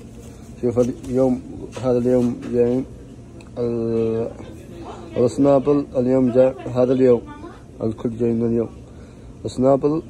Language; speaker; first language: Arabic; non-native, learner; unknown